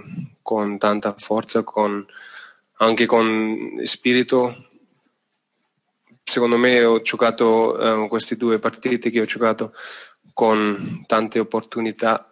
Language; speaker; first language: Italian; non-native, fluent; German